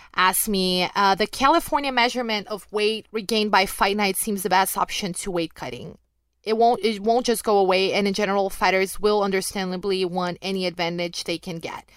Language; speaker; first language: English; non-native, fluent; Portuguese